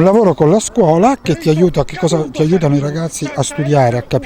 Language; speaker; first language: Italian; native; Italian